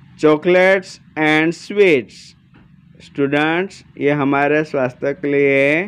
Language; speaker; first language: Hindi; non-native, local second language; Gujarati